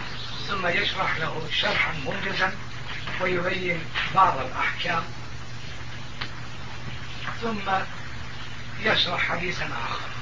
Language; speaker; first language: Arabic; non-native, fluent; Turkish